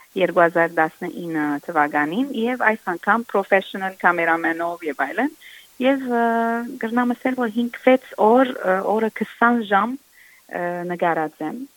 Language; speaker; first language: Armenian; native; Armenian